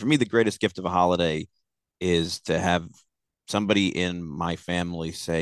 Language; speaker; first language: English; native; English